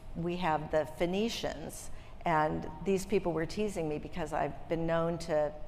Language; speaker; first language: English; native; English